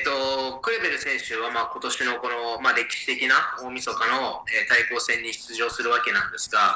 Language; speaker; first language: Japanese; native; Japanese